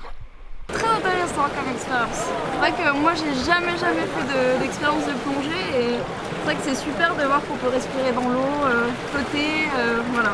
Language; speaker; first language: French; native; French